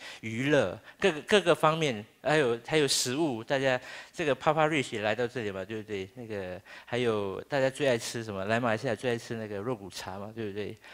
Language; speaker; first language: Chinese; native; Chinese